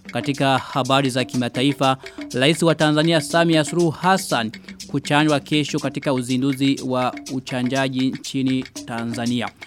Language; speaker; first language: Swahili; non-native, local second language; Rundi